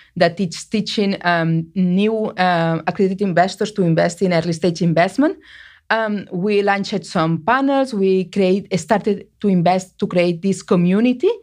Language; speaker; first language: English; non-native, fluent; Spanish